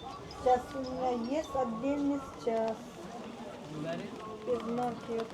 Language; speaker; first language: Russian; non-native, local second language; Uzbek